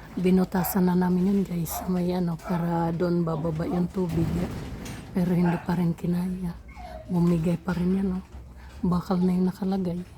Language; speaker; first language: Filipino; native; Filipino